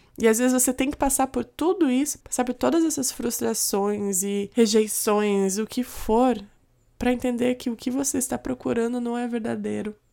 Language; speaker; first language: Portuguese; native; Portuguese